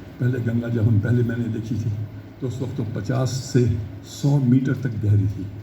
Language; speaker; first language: Hindi; early bilingual, heritage; Hindi